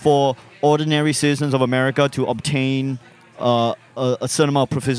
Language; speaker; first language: English; non-native, local second language; Chinese